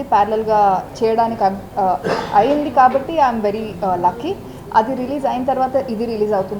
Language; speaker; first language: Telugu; non-native, fluent; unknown